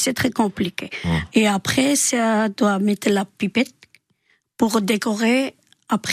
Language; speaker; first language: French; non-native, learner; Georgian